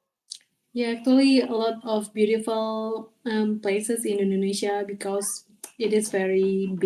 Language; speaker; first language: English; non-native, learner; Indonesian